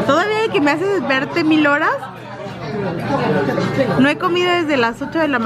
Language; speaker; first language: Spanish; native; Spanish